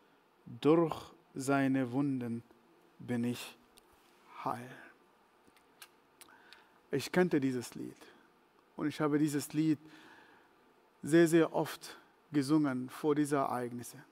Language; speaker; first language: German; non-native, fluent; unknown